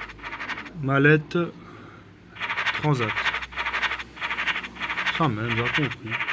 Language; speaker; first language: French; native; French